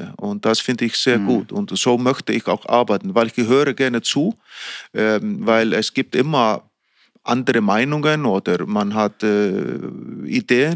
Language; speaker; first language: German; non-native, fluent; Icelandic